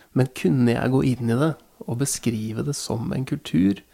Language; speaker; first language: Norwegian; native; Norwegian